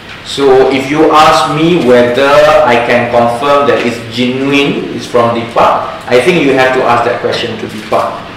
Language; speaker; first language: English; non-native, local second language; Malay